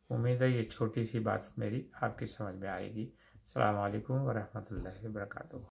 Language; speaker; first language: Hindi; native; Hindi